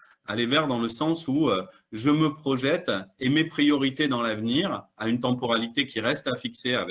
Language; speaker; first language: French; native; French